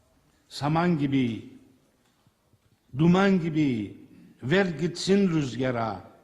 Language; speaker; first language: Turkish; native; Turkish